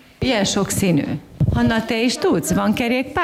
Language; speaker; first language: Hungarian; native; Hungarian